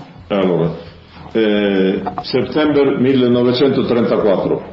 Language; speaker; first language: Italian; early bilingual, heritage; Italian